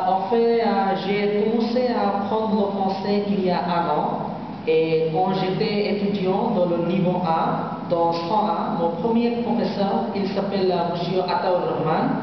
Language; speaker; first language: French; non-native, learner; Bangla